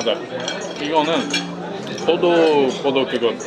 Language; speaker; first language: Korean; non-native, fluent; Uzbek